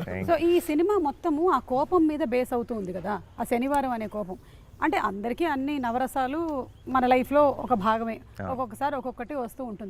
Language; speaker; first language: Telugu; native; Telugu